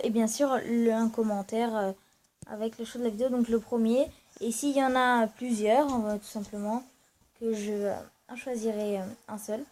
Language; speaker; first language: French; native; French